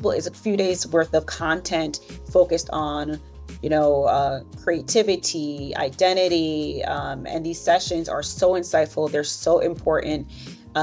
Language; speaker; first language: English; native; English